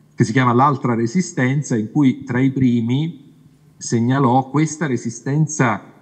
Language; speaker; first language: Italian; native; Italian